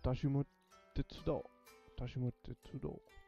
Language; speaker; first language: Japanese; non-native, learner; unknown